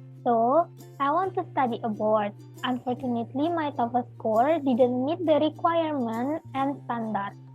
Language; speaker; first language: English; non-native, learner; Indonesian